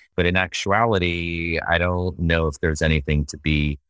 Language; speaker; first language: English; early bilingual, other home language; Russian